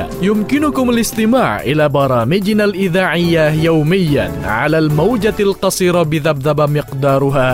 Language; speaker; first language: Arabic; non-native, fluent; Indonesian